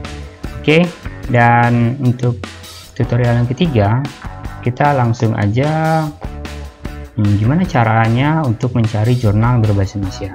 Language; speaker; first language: Indonesian; native; Indonesian